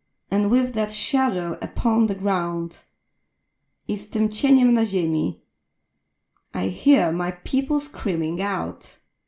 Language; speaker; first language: English; non-native, fluent; Polish